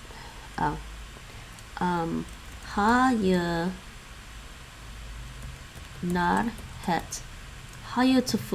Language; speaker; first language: Dutch; non-native, learner; English